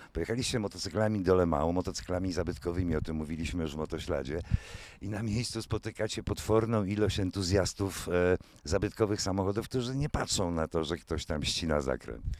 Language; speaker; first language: Polish; native; Polish